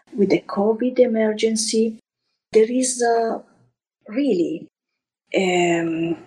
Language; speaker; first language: English; non-native, fluent; Italian